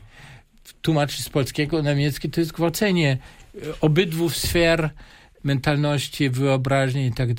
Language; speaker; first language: Polish; non-native, fluent; German